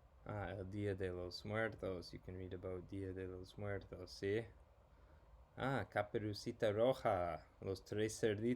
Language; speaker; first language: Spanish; non-native, fluent; English